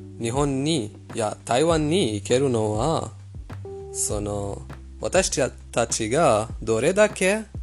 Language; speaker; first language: Japanese; non-native, fluent; Persian